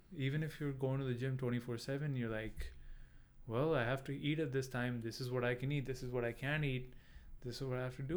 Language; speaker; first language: English; non-native, local second language; Punjabi